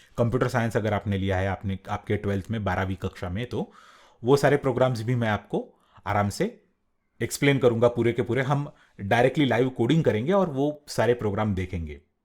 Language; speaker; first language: Hindi; non-native, local second language; Marathi